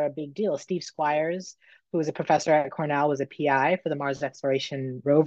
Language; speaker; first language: English; native; English